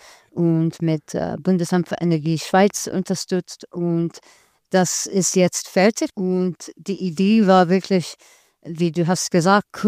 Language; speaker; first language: German; non-native, learner; English